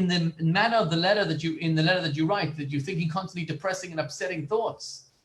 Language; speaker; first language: English; native; English